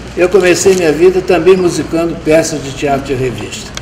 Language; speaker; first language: Portuguese; native; Portuguese